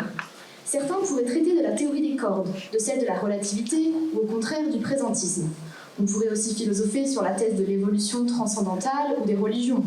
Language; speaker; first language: French; native; French